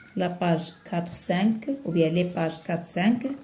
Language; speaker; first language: French; non-native, local second language; Arabic